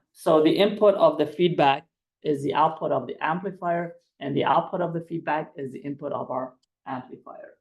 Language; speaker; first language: English; non-native, fluent; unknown